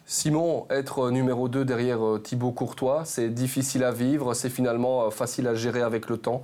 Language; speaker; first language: French; native; French